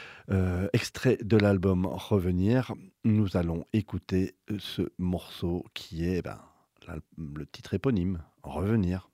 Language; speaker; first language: French; native; French